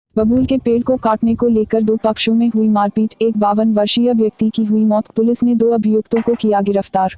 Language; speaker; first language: Hindi; native; Hindi